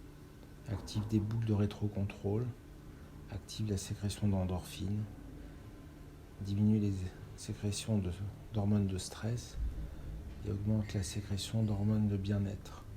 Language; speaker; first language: French; native; French